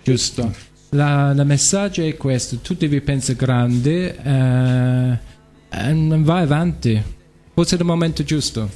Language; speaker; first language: Italian; non-native, learner; English